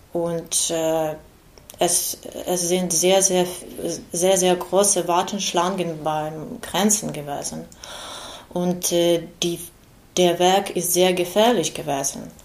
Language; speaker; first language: German; non-native, learner; Ukrainian